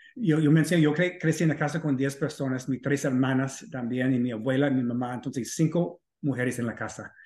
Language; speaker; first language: Spanish; non-native, fluent; English